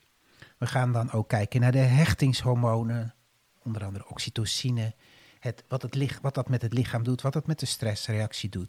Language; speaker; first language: Dutch; native; Dutch